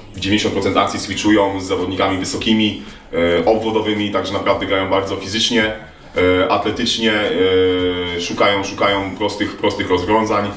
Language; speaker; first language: Polish; native; Polish